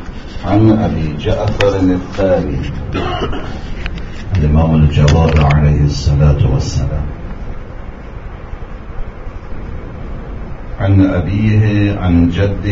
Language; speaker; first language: Arabic; non-native, fluent; Persian